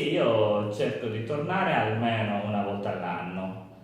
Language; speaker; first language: Italian; non-native, learner; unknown